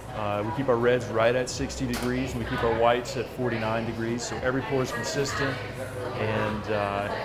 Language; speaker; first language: English; native; English